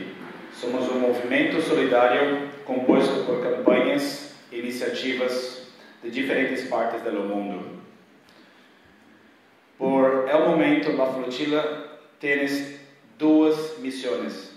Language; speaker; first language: Spanish; non-native, fluent; Portuguese